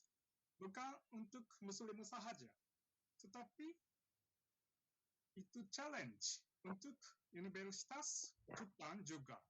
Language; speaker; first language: Indonesian; non-native, learner; Japanese